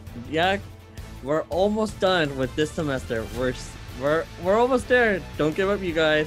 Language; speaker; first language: English; early bilingual, other home language; Spanish